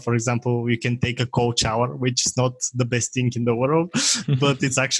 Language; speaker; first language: English; non-native, fluent; Bulgarian